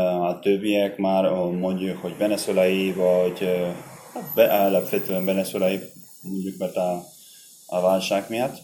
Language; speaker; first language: Hungarian; non-native, learner; Spanish